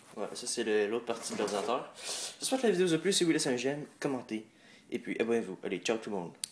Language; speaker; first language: French; native; French